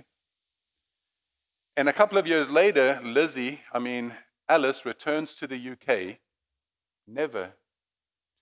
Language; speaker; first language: English; native; English